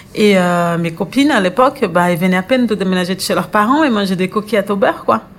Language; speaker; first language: French; non-native, fluent; Portuguese